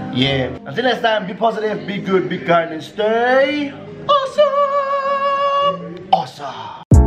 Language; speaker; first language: English; non-native, local second language; Malay